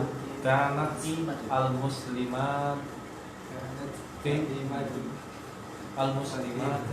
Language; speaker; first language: Arabic; non-native, learner; Indonesian